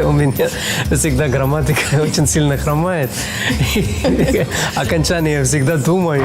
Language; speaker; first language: Russian; non-native, fluent; Tamil